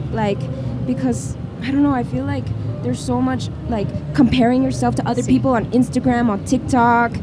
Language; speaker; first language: English; early bilingual, other home language; Spanish